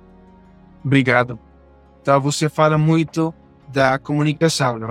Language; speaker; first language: Portuguese; non-native, fluent; Spanish